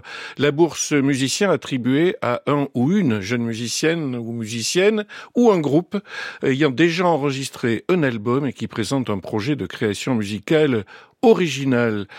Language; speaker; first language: French; native; French